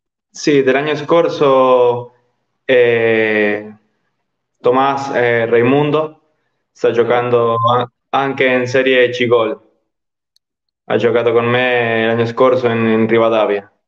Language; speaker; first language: Italian; non-native, learner; Spanish